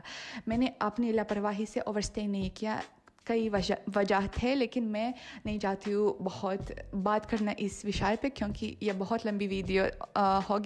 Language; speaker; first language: Hindi; non-native, fluent; Russian